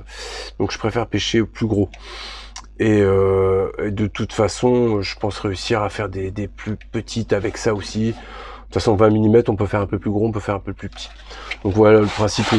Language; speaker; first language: French; native; French